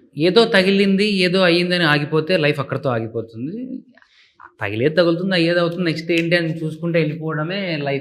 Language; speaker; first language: Telugu; native; Telugu